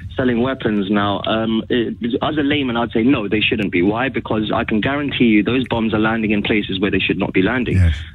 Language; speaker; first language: English; early bilingual, other home language; Arabic